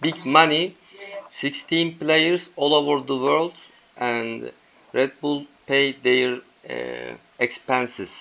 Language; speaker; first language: English; non-native, learner; Turkish